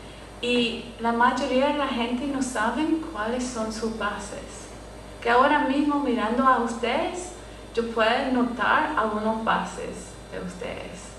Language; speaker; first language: Spanish; non-native, fluent; English